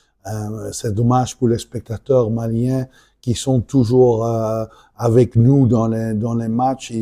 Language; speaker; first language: French; non-native, local second language; Dutch